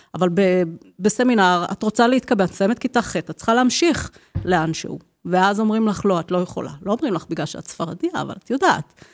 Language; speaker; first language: Hebrew; native; Hebrew